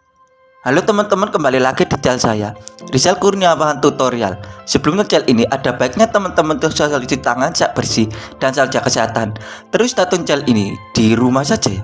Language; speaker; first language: Indonesian; native; Indonesian